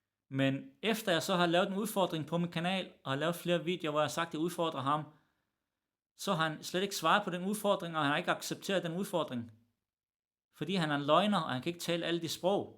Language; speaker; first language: Danish; early bilingual, other home language; Arabic